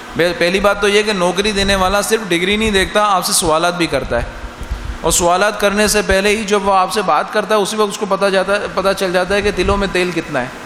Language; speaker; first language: Urdu; native; Urdu